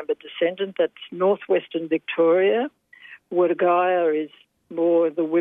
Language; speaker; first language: English; native; English